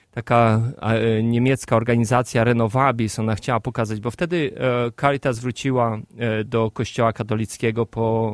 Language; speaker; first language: Polish; native; Polish